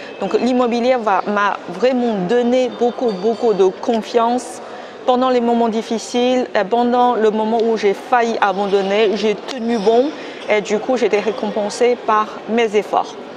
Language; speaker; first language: French; non-native, fluent; Chinese